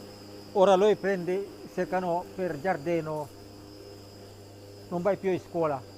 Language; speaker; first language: Italian; non-native, learner; Filipino